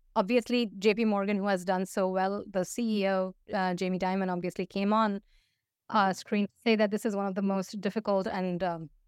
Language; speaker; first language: English; non-native, fluent; Hindi